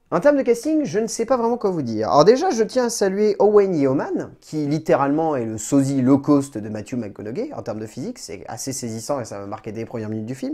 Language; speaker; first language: French; native; French